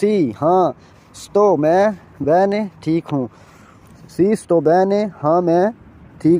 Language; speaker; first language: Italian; non-native, fluent; Urdu